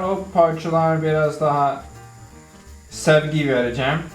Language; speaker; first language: Turkish; non-native, learner; English